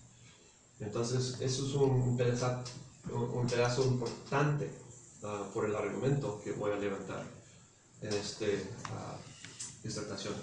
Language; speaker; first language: Spanish; non-native, fluent; English